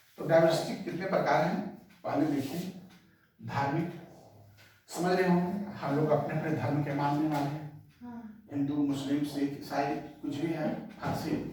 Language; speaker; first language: Hindi; native; Hindi